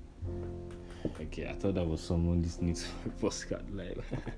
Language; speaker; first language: English; non-native, local second language; Yoruba